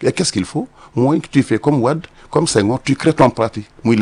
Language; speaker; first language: French; non-native, local second language; Wolof